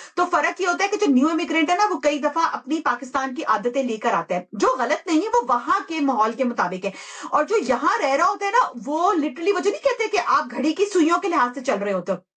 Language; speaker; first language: Urdu; native; Urdu